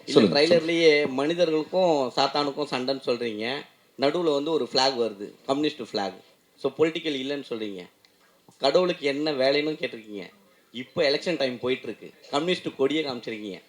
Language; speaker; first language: Tamil; native; Tamil